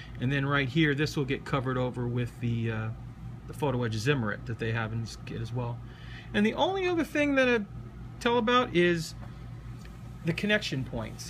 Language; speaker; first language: English; native; English